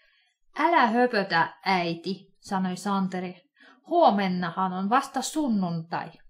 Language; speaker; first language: Finnish; non-native, fluent; Russian